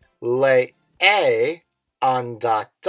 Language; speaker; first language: Italian; non-native, fluent; English